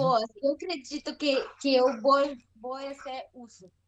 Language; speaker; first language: Portuguese; non-native, learner; Spanish